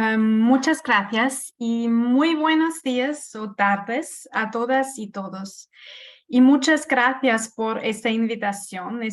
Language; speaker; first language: Spanish; non-native, fluent; German